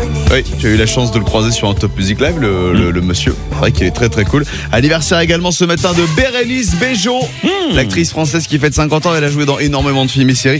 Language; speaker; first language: French; native; French